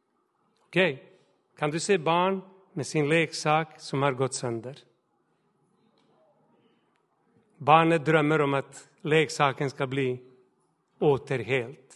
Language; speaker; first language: Swedish; non-native, fluent; Serbian